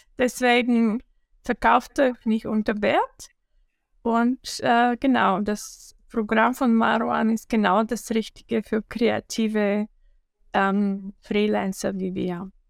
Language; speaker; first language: German; non-native, fluent; Bulgarian